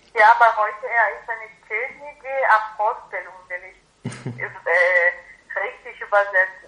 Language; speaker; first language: German; non-native, learner; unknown